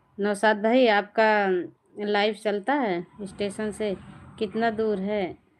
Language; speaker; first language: Hindi; native; Hindi